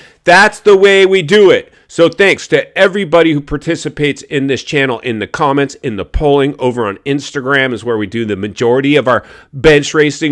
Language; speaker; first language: English; native; English